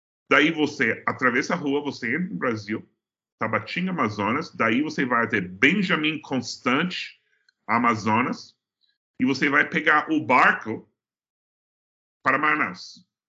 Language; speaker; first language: Portuguese; non-native, fluent; English